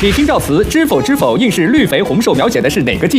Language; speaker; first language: Chinese; native; Chinese